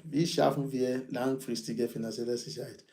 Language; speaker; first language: German; non-native, fluent; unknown